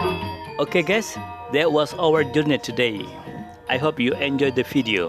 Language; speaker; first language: English; non-native, local second language; Indonesian